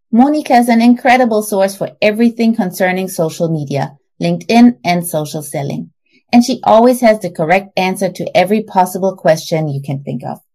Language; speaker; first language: English; non-native, fluent; German